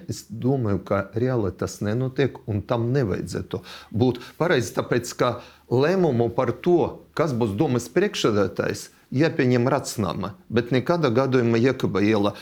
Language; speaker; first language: Latvian; non-native, local second language; Russian